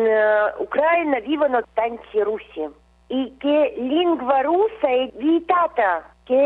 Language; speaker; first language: Italian; non-native, fluent; Russian